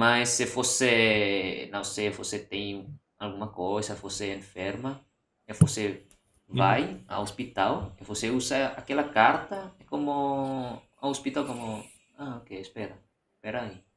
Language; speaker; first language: Portuguese; non-native, fluent; Indonesian